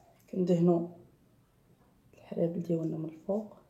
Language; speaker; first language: Arabic; native; Arabic